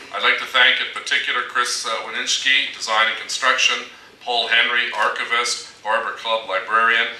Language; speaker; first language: English; native; English